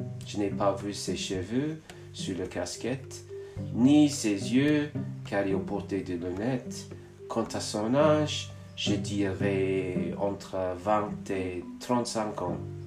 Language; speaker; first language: French; non-native, learner; English